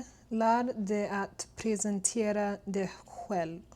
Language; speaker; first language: Swedish; non-native, learner; English